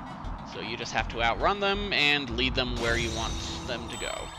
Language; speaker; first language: English; native; English